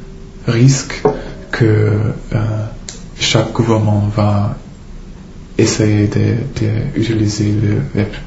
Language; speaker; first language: French; non-native, fluent; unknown